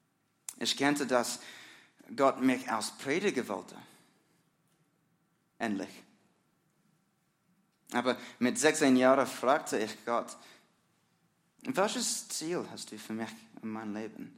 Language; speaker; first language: German; non-native, learner; English